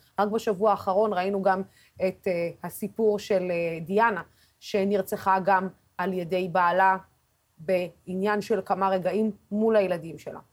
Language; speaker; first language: Hebrew; non-native, local second language; Arabic